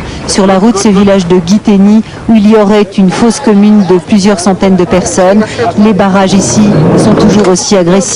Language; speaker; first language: French; native; French